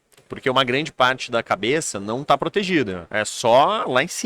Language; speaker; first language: Portuguese; native; Portuguese